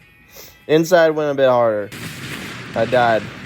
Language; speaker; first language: English; native; English